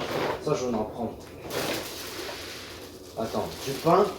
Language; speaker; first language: French; native; French